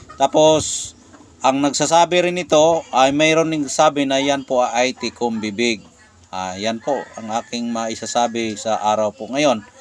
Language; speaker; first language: Filipino; non-native, local second language; Cebuano